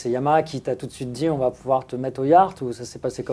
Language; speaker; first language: French; native; French